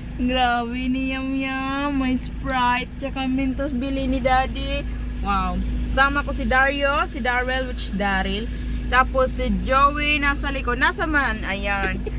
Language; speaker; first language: Filipino; non-native, local second language; Cebuano